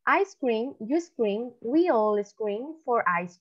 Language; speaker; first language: English; non-native, learner; Spanish